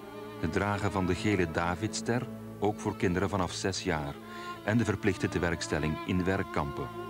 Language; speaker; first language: Dutch; native; Dutch